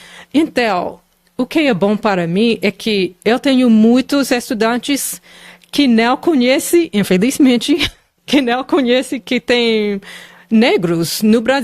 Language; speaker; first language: Portuguese; non-native, fluent; English